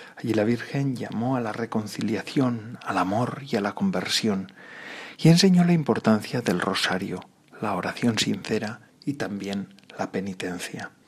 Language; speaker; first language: Spanish; native; Spanish